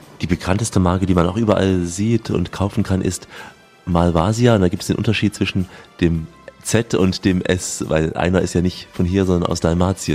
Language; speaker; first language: German; native; German